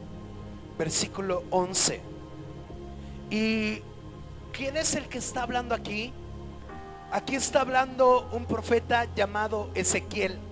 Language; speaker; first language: Spanish; native; Spanish